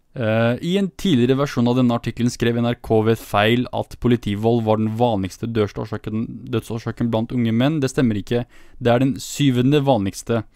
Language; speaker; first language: Norwegian; early bilingual, other home language; Kurdish